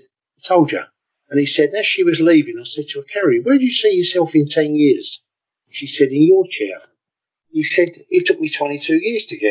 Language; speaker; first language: English; native; English